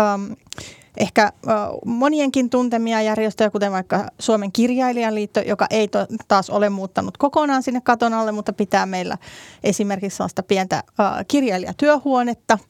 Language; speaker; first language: Finnish; native; Finnish